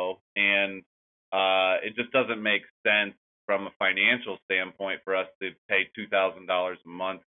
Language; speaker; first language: English; native; English